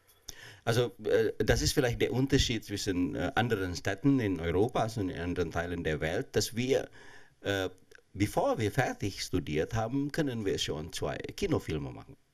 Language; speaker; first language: German; non-native, fluent; Indonesian